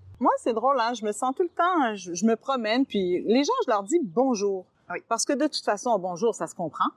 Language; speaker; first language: French; native; French